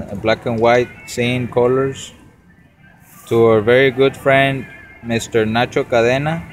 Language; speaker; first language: English; non-native, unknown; Spanish